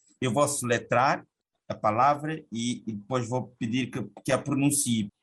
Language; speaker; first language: Portuguese; native; Portuguese